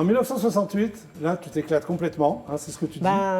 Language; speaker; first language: French; native; French